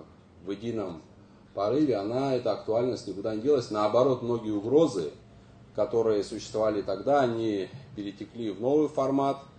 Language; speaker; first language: Russian; native; Russian